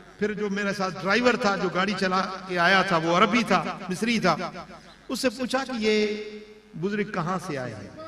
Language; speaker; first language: Urdu; non-native, local second language; Sindhi